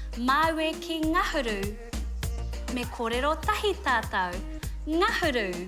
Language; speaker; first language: Māori; native; Māori